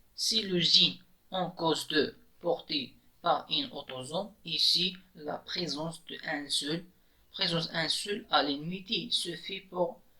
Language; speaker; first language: French; non-native, local second language; Arabic